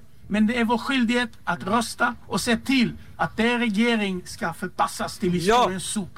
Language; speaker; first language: Swedish; non-native, fluent; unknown